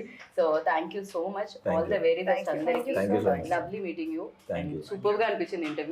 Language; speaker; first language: Telugu; native; Telugu